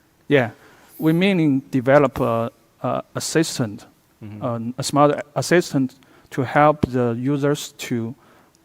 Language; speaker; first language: English; non-native, fluent; Chinese